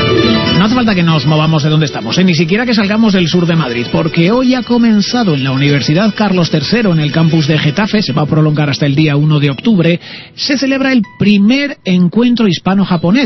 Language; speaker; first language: Spanish; native; Spanish